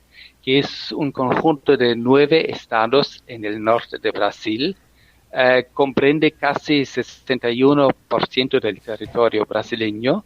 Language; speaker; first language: Spanish; non-native, fluent; German